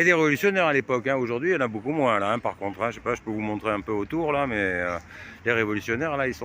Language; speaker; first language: French; native; French